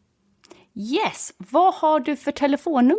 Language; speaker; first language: Swedish; native; Swedish